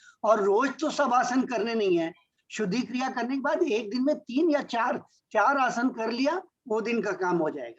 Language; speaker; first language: Hindi; native; Hindi